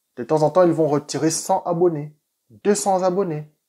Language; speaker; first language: French; native; French